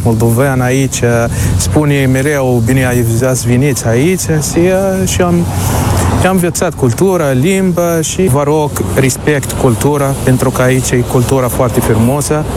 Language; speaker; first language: Romanian; non-native, learner; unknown